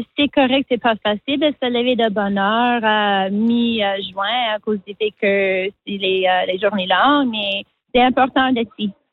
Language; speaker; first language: French; non-native, local second language; English